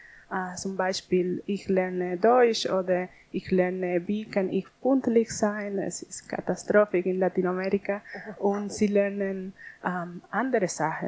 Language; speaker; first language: German; non-native, learner; Spanish